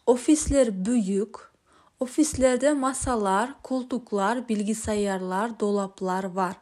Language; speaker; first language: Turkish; non-native, fluent; Kazakh